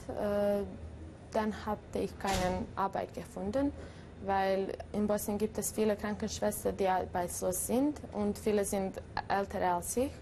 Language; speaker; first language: German; non-native, fluent; Bosnian